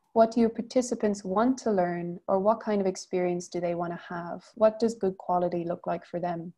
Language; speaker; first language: English; native; English